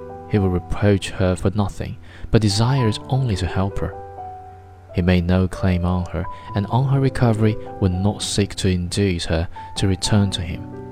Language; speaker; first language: English; non-native, fluent; Chinese